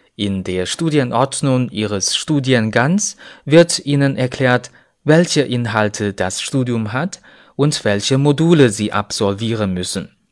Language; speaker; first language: German; non-native, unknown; Chinese